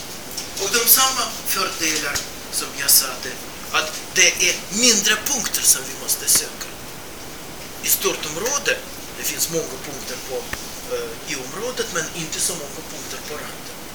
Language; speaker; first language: Swedish; non-native, fluent; Russian